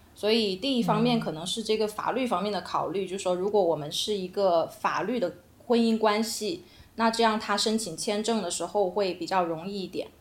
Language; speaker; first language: Chinese; native; Chinese